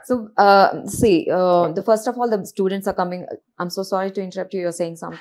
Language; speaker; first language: English; non-native, local second language; Telugu